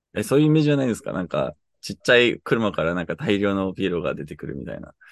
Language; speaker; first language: Japanese; non-native, fluent; English